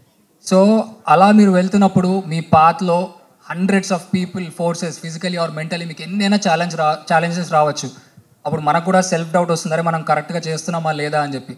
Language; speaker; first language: Telugu; native; Telugu